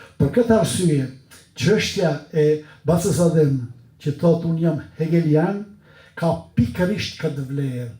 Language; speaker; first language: Albanian; native; Albanian